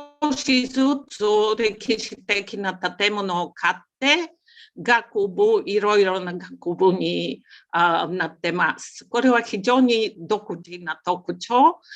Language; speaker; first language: Japanese; non-native, learner; Bulgarian